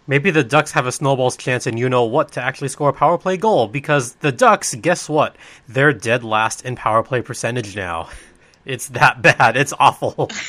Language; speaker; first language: English; native; English